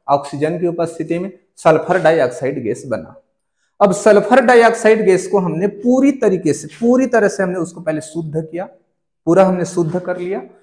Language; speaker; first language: Hindi; native; Hindi